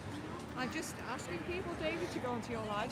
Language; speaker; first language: English; native; English